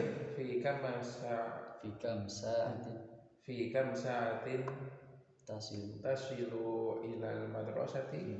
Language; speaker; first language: Arabic; non-native, learner; Indonesian